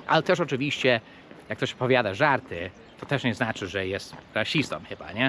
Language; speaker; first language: Polish; early bilingual, heritage; English